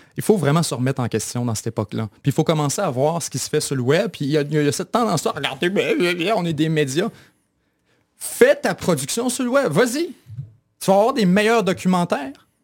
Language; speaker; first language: French; native; French